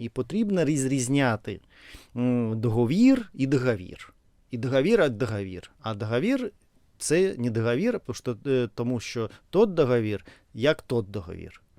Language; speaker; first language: Ukrainian; non-native, learner; Russian